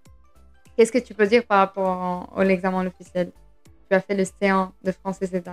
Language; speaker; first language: French; non-native, fluent; Spanish